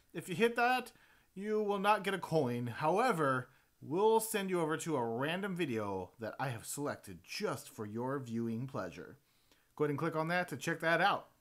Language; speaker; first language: English; native; English